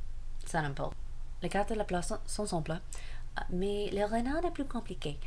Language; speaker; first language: French; non-native, learner; English